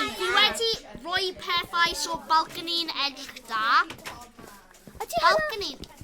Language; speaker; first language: Welsh; non-native, local second language; English